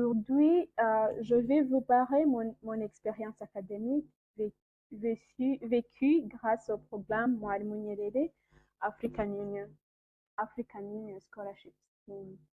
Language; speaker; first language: French; non-native, local second language; Kinyarwanda